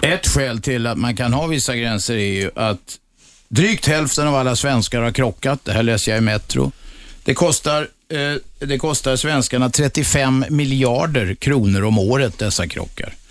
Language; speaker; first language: Swedish; native; Swedish